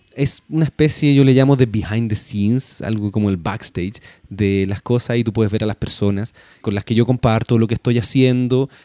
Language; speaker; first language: Spanish; native; Spanish